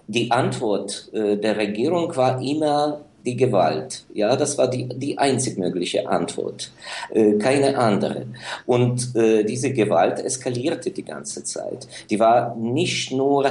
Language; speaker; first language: German; non-native, fluent; Ukrainian